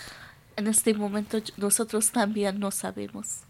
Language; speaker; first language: Spanish; non-native, learner; Persian